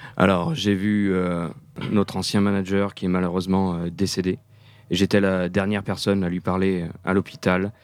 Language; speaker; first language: French; native; French